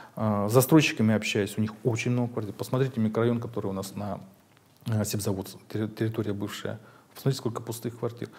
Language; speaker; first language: Russian; native; Russian